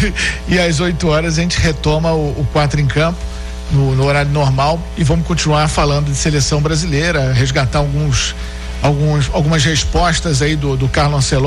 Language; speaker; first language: Portuguese; native; Portuguese